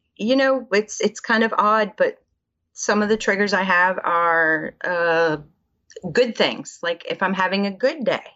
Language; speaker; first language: English; native; English